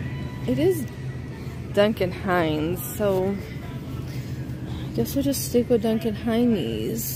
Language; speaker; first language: English; native; English